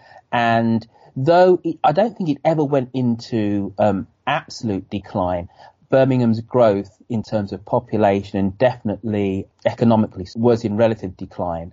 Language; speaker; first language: English; native; English